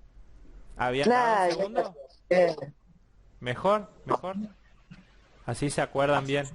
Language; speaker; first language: Spanish; native; Spanish